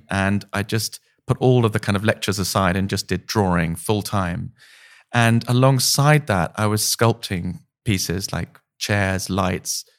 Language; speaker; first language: English; native; English